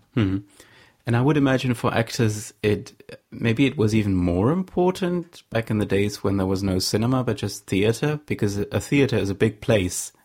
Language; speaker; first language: English; non-native, fluent; German